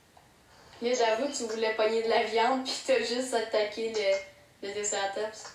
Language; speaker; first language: French; native; French